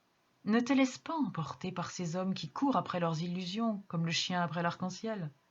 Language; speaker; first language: French; native; French